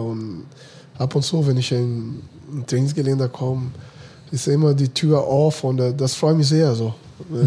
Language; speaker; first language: German; non-native, fluent; Portuguese